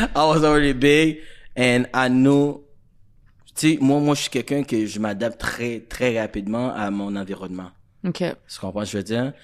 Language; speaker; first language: French; non-native, fluent; English